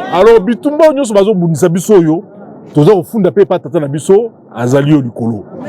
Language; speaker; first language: Lingala; native; Lingala